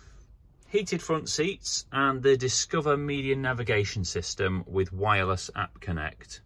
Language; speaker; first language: English; native; English